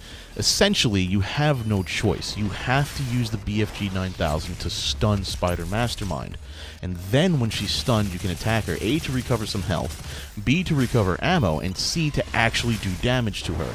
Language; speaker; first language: English; native; English